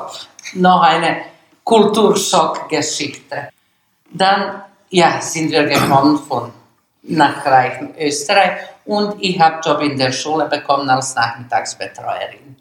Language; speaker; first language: German; non-native, learner; Bosnian